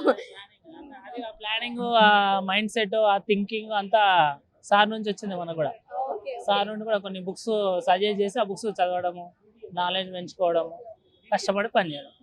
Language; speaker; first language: Telugu; native; Telugu